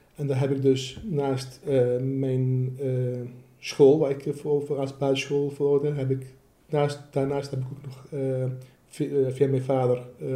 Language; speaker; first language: Dutch; early bilingual, other home language; Arabic